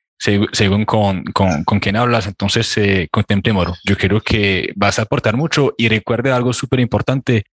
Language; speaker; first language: Spanish; non-native, fluent; French